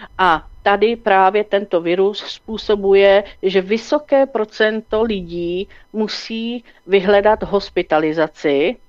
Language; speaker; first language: Czech; native; Czech